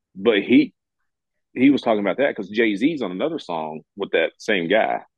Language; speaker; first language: English; native; English